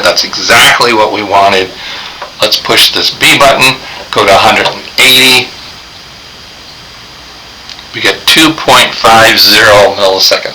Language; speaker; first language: English; native; English